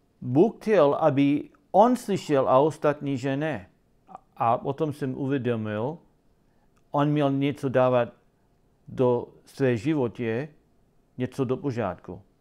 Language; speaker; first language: Czech; non-native, learner; English